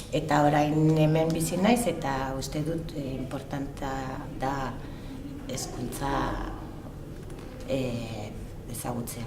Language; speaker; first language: Basque; non-native, learner; French